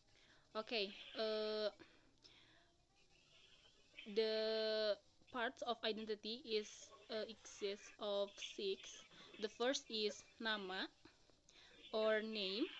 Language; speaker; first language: English; non-native, learner; Indonesian